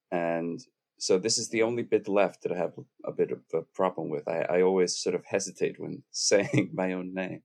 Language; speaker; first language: English; non-native, fluent; Icelandic